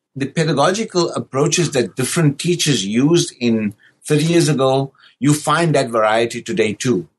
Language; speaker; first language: English; native; English